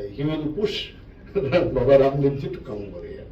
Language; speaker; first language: Hindi; non-native, local second language; Bangla